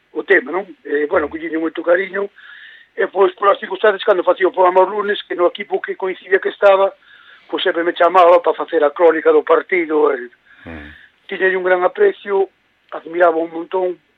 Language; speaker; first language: Galician; native; Galician